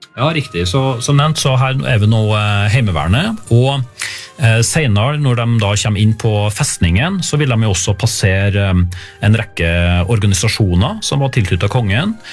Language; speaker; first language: Norwegian; native; Norwegian